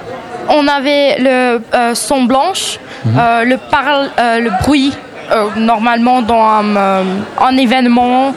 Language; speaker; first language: French; non-native, learner; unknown